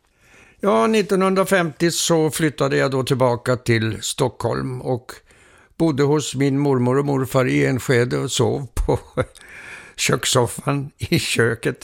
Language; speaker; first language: Swedish; early bilingual, heritage; Swedish